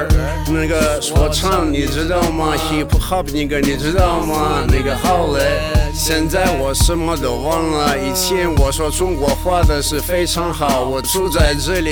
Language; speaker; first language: Chinese; non-native, learner; Russian